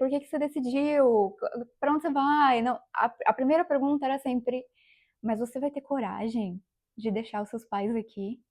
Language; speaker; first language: Portuguese; native; Portuguese